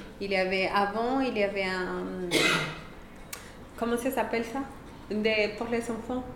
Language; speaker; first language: French; non-native, fluent; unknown